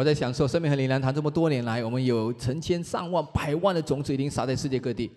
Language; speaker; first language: Chinese; native; Chinese